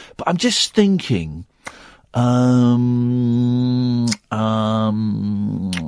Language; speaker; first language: English; native; English